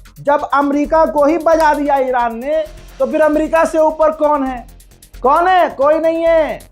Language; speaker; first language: Hindi; native; Hindi